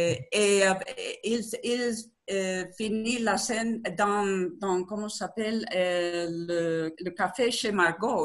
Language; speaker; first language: French; non-native, learner; Spanish